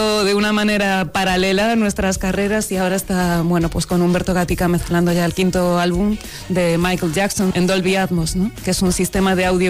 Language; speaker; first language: Spanish; non-native, local second language; Galician